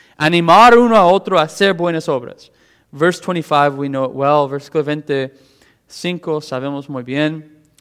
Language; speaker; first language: Spanish; non-native, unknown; English